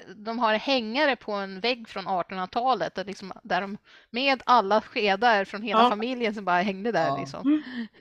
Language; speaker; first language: Swedish; early bilingual, other home language; English